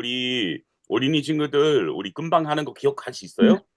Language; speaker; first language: Korean; non-native, learner; English